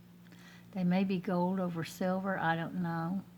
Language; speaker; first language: English; native; English